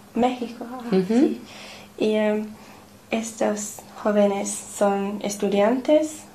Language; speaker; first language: Spanish; non-native, learner; English